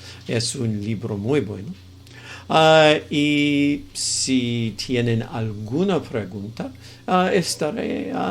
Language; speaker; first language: Spanish; non-native, fluent; English